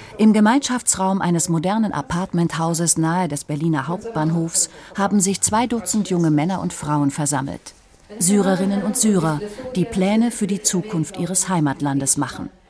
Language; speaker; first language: German; native; German